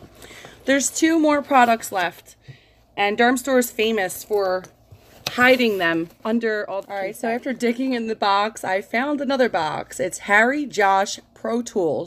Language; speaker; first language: English; native; English